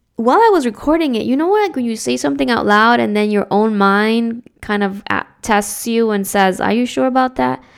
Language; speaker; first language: English; early bilingual, other home language; Spanish